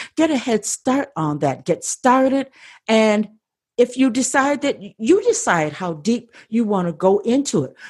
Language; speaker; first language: English; native; English